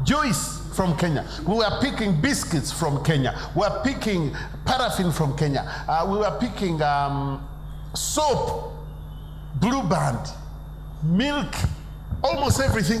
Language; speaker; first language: English; non-native, local second language; Ganda